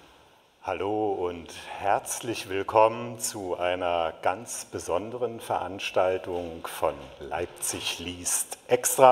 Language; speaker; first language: German; native; German